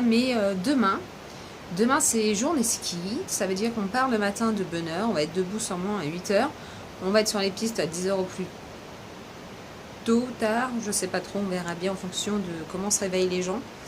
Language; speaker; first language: French; native; French